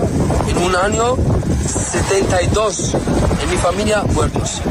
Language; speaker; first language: Spanish; non-native, learner; Arabic